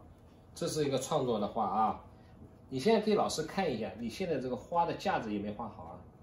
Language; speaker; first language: Chinese; native; Chinese